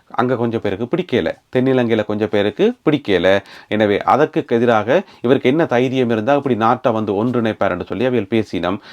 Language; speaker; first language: Tamil; native; Tamil